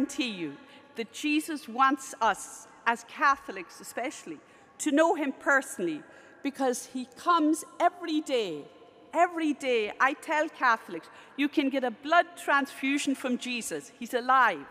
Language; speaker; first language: English; native; English